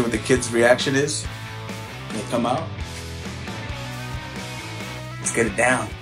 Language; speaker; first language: English; native; English